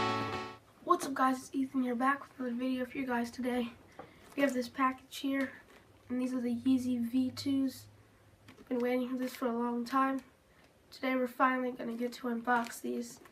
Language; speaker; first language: English; native; English